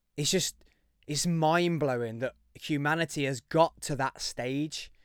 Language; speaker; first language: English; native; English